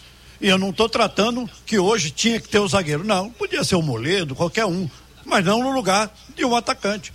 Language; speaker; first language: Portuguese; native; Portuguese